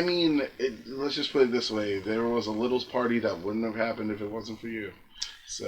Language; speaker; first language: English; native; English